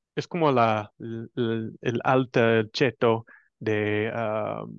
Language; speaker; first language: Spanish; non-native, fluent; English